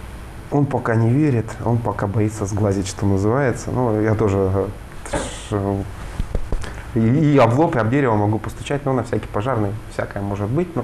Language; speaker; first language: Russian; native; Russian